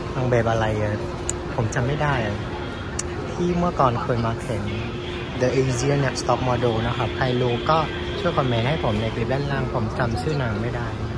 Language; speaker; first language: Thai; non-native, fluent; Vietnamese